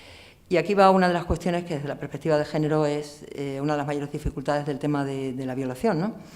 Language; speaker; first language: Spanish; native; Spanish